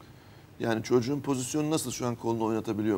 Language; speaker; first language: Turkish; native; Turkish